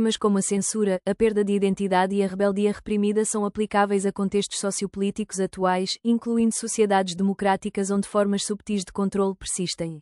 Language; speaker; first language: Portuguese; native; Portuguese